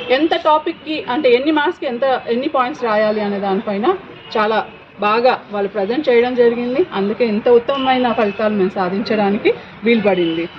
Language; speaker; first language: Telugu; native; Telugu